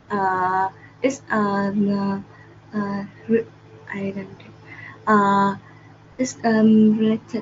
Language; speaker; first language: English; non-native, learner; Vietnamese